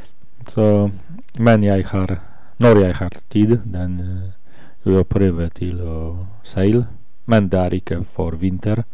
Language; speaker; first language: Swedish; non-native, learner; Norwegian